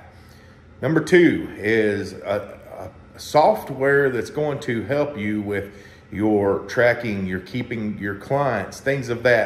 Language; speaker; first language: English; native; English